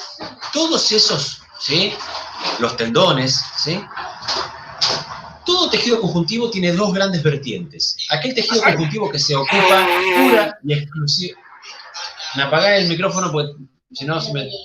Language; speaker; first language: Spanish; native; Spanish